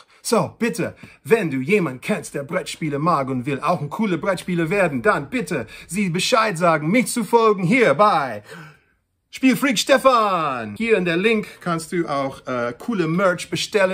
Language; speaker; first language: German; non-native, learner; English